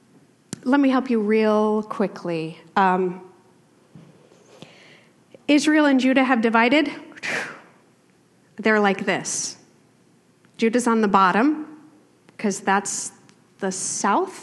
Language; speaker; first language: English; native; English